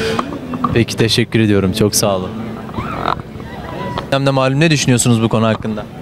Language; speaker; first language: Turkish; native; Turkish